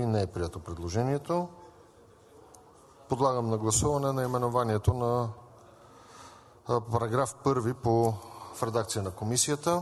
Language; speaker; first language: Bulgarian; native; Bulgarian